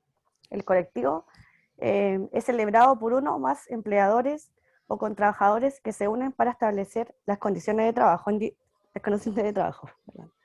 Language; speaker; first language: Spanish; native; Spanish